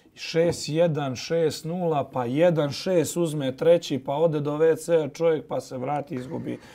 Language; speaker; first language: Serbian; native; Serbian